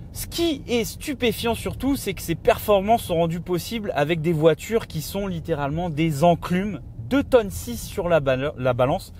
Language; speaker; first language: French; native; French